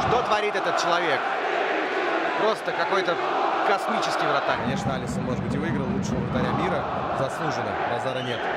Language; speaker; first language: Russian; native; Russian